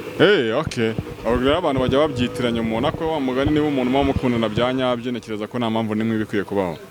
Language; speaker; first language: Kinyarwanda; native; Kinyarwanda